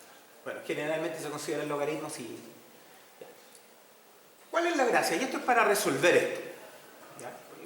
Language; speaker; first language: Spanish; native; Spanish